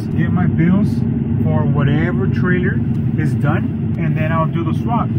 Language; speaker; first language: English; early bilingual, other home language; Spanish